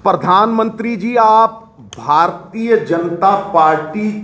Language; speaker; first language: Hindi; non-native, local second language; Punjabi